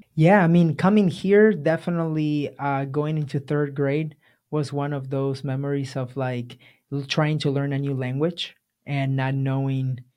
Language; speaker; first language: English; early bilingual, other home language; Spanish